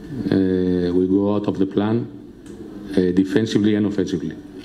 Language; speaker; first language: English; non-native, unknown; Greek